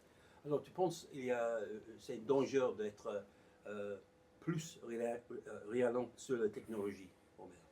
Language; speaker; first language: French; non-native, learner; English